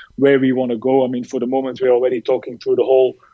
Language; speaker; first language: English; non-native, fluent; Dutch